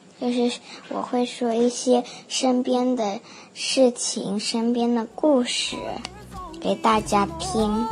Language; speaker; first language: Chinese; early bilingual, heritage; Chinese